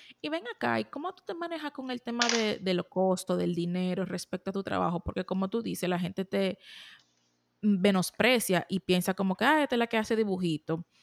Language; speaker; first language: Spanish; native; Spanish